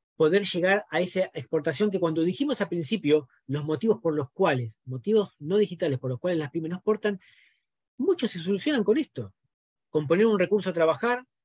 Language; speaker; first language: Spanish; native; Spanish